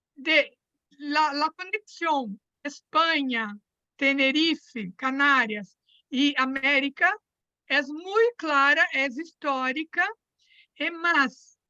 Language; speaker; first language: Spanish; non-native, fluent; Portuguese